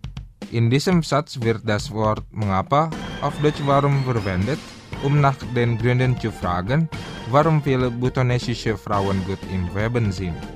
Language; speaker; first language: German; non-native, fluent; Indonesian